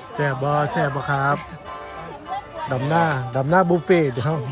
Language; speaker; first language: Thai; native; Thai